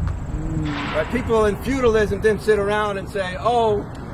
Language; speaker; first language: English; native; English